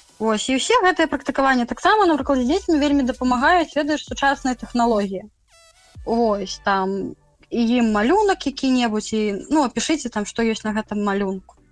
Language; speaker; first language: Belarusian; native; Belarusian